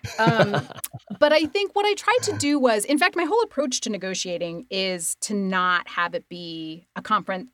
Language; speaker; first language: English; native; English